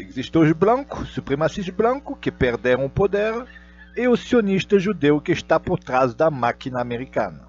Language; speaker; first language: Portuguese; non-native, fluent; Russian